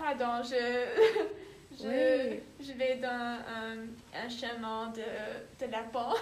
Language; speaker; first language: French; non-native, learner; English